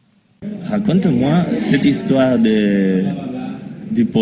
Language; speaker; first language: French; non-native, learner; Spanish